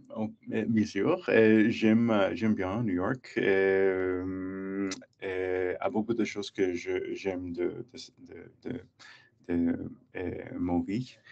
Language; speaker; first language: French; non-native, learner; English